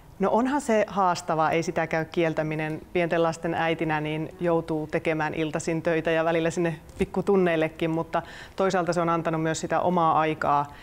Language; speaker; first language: Finnish; native; Finnish